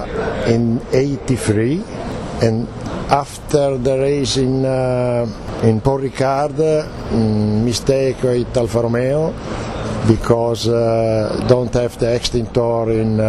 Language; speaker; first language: English; non-native, learner; Italian